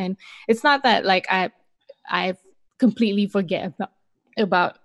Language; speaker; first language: English; non-native, local second language; Malay